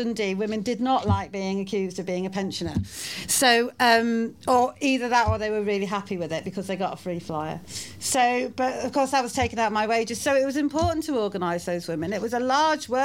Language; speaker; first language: English; native; English